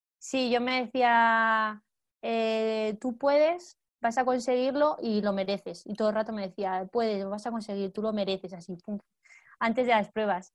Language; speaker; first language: Spanish; native; Spanish